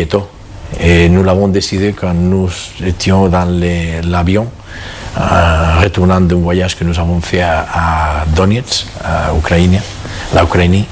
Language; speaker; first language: French; non-native, fluent; Catalan